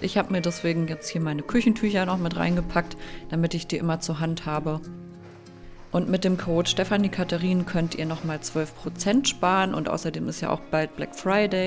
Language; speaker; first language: German; native; German